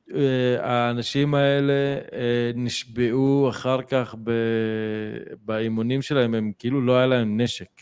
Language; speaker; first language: Hebrew; non-native, local second language; Arabic